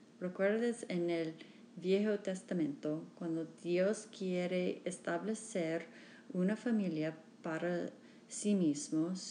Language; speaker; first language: Spanish; non-native, learner; English